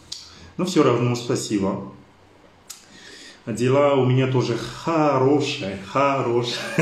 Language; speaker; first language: Russian; non-native, learner; French